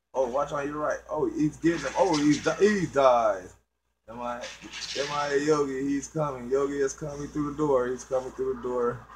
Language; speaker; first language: English; native; English